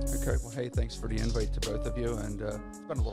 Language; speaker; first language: English; native; English